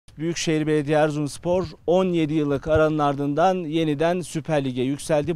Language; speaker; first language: Turkish; native; Turkish